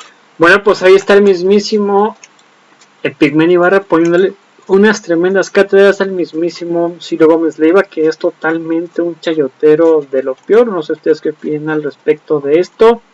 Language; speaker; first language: Spanish; native; Spanish